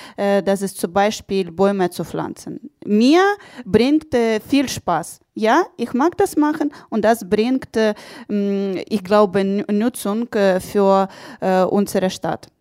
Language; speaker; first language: German; non-native, learner; Ukrainian